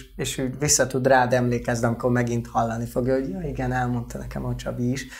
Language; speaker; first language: Hungarian; non-native, local second language; Romany